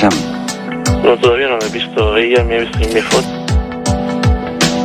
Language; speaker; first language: Spanish; non-native, learner; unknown